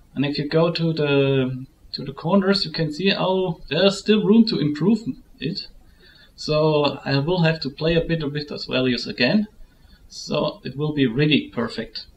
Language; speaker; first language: English; non-native, fluent; German